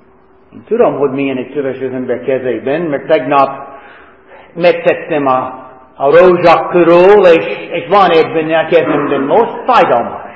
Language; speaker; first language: Hungarian; non-native, fluent; English